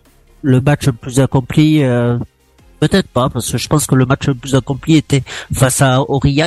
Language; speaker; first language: French; native; French